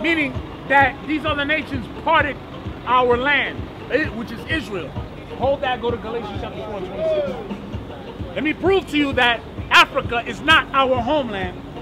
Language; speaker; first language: English; native; English